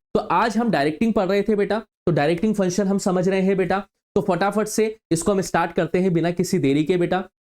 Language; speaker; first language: Hindi; native; Hindi